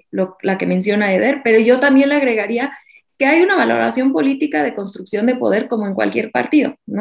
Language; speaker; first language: Spanish; native; Spanish